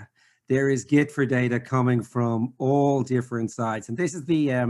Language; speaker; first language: English; native; English